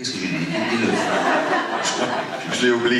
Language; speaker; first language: French; non-native, fluent; Italian